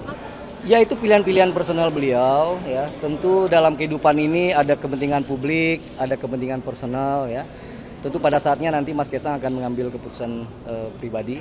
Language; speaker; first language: Indonesian; native; Indonesian